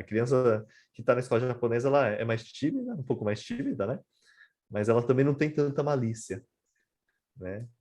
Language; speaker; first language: Portuguese; native; Portuguese